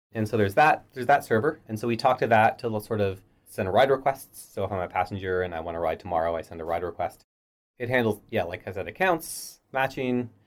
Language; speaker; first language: English; native; English